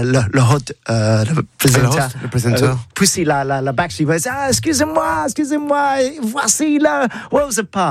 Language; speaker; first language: French; non-native, learner; English